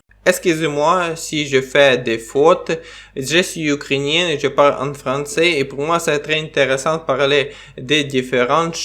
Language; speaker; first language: French; non-native, learner; Ukrainian